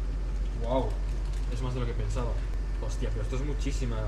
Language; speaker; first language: Spanish; native; Spanish